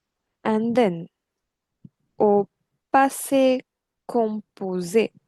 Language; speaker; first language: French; non-native, fluent; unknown